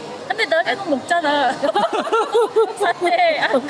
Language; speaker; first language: Korean; non-native, learner; Indonesian